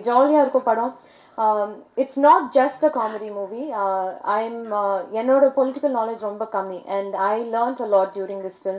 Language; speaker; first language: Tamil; early bilingual, heritage; English